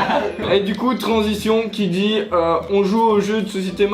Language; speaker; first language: French; native; French